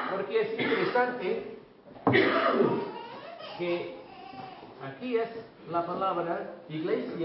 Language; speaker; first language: Spanish; non-native, fluent; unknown